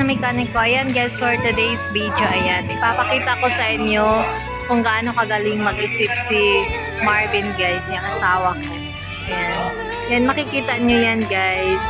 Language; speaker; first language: Filipino; non-native, local second language; Cebuano